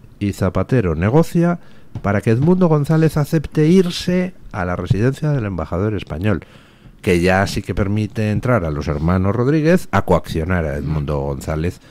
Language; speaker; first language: Spanish; native; Spanish